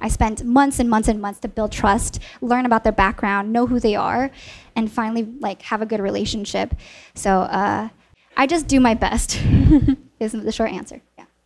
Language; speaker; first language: English; early bilingual, other home language; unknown